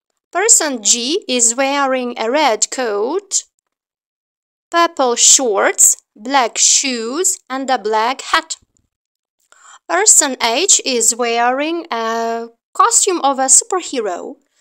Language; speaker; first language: English; non-native, fluent; Ukrainian